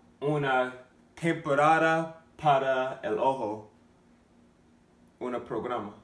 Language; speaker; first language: Spanish; non-native, learner; English